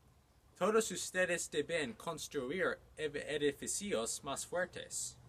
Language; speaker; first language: Spanish; non-native, learner; English